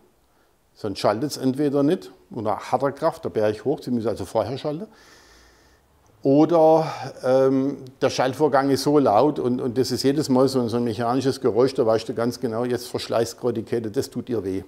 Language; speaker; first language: German; native; German